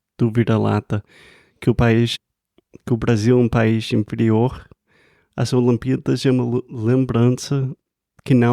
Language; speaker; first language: Portuguese; non-native, fluent; English